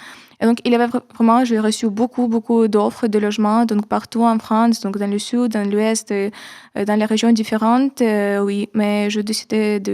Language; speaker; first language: French; non-native, fluent; Ukrainian